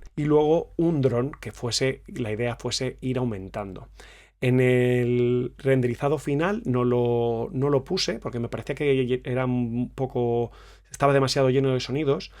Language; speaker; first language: Spanish; native; Spanish